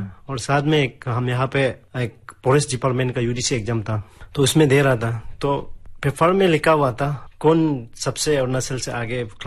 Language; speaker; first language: Hindi; non-native, local second language; Adi